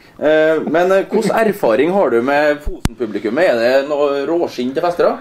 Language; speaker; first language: Norwegian; native; Norwegian